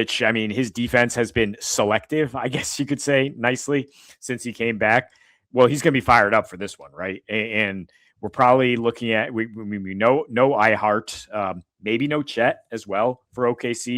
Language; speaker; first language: English; native; English